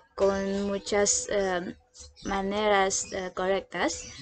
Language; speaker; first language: Spanish; non-native, learner; Indonesian